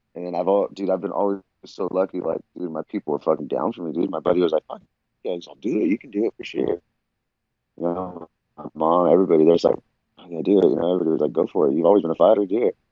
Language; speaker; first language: English; native; English